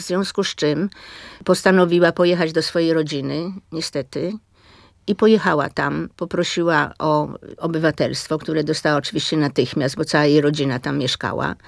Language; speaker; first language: Polish; native; Polish